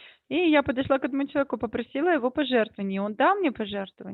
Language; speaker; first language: Russian; native; Russian